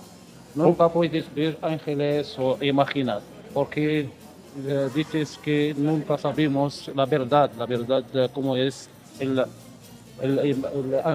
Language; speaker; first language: Spanish; non-native, learner; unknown